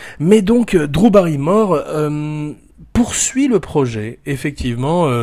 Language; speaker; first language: French; native; French